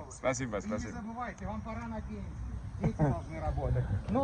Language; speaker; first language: Russian; native; Russian